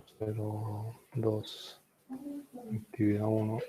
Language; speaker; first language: Spanish; native; Spanish